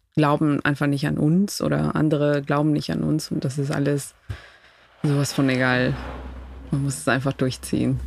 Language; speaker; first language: German; non-native, fluent; Spanish